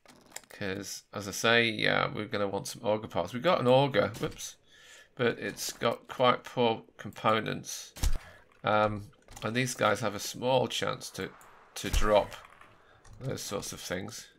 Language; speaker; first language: English; native; English